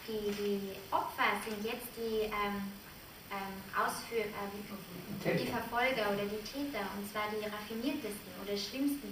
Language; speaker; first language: German; native; German